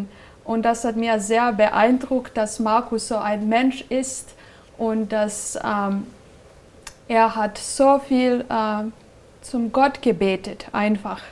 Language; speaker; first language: German; non-native, fluent; Serbian